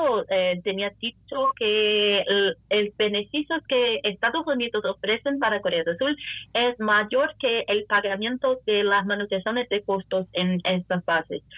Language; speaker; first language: Spanish; non-native, fluent; Portuguese